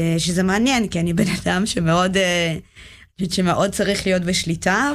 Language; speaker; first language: Hebrew; early bilingual, other home language; Russian